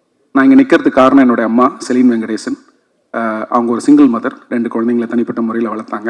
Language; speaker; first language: Tamil; native; Tamil